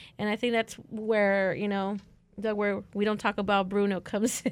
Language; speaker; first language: English; early bilingual, other home language; Spanish